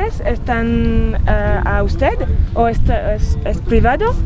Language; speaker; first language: Spanish; non-native, learner; French